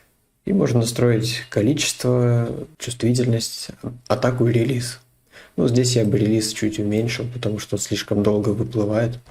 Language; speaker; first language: Russian; native; Russian